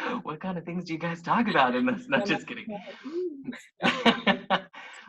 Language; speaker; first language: English; native; English